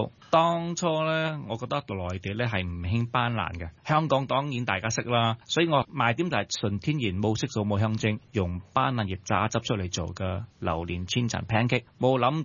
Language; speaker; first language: Cantonese; early bilingual, heritage; Cantonese